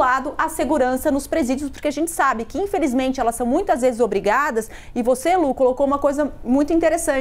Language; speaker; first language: Portuguese; native; Portuguese